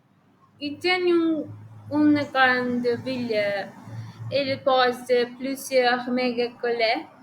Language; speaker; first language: French; non-native, learner; Spanish